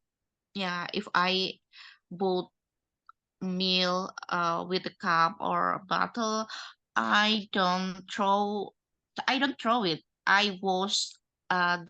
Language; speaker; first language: English; non-native, learner; Indonesian